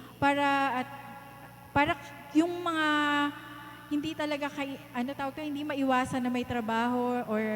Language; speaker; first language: Filipino; native; Filipino